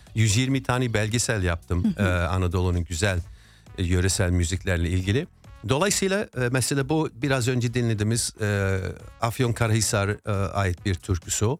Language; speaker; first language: Turkish; non-native, fluent; English